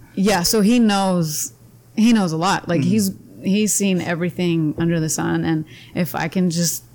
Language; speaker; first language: English; native; English